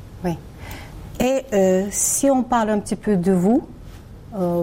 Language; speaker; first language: French; non-native, fluent; Kyrgyz